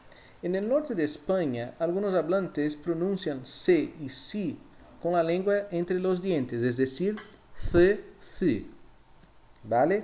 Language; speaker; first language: Spanish; non-native, fluent; Portuguese